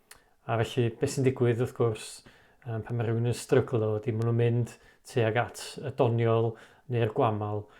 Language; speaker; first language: Welsh; native; Welsh